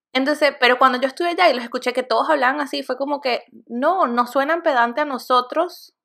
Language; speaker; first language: Spanish; native; Spanish